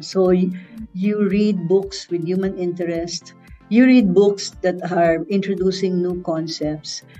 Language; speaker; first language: English; non-native, local second language; Filipino